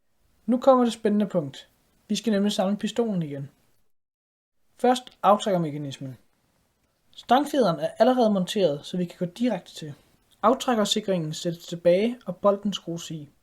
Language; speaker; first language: Danish; native; Danish